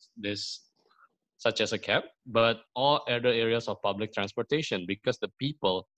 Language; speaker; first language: English; early bilingual, other home language; Indonesian